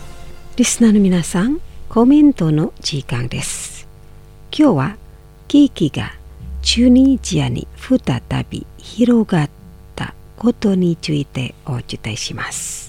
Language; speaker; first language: Japanese; non-native, fluent; Indonesian